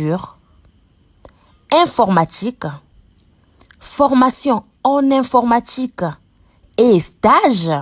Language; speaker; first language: French; non-native, local second language; Lingala